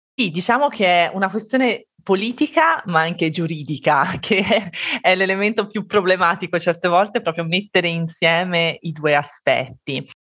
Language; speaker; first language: Italian; native; Italian